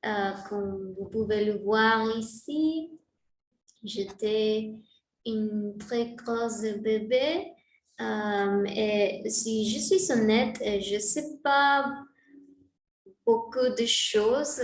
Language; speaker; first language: French; non-native, learner; Spanish